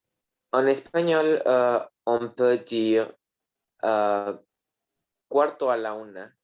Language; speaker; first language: French; non-native, learner; Spanish